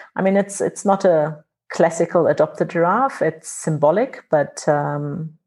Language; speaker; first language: English; non-native, fluent; German